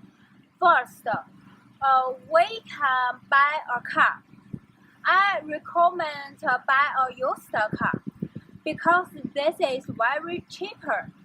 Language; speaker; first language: English; non-native, learner; Chinese